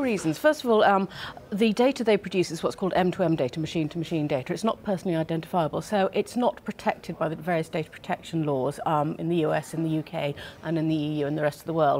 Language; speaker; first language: English; native; English